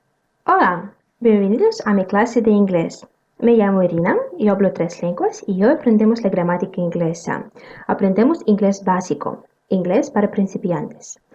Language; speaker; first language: Spanish; non-native, fluent; Russian